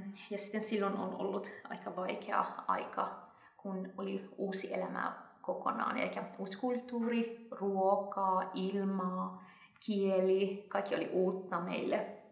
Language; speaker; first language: Finnish; non-native, fluent; Persian